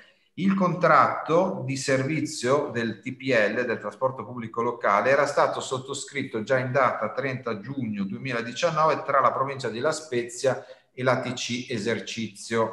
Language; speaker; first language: Italian; native; Italian